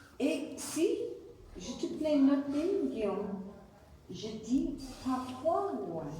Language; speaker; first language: French; non-native, learner; English